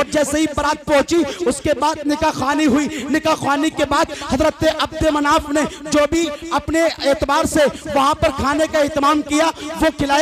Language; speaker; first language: Hindi; native; Hindi